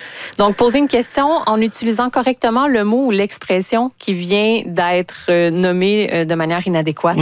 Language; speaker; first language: French; native; French